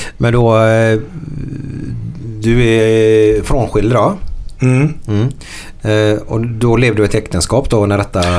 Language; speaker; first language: Swedish; native; Swedish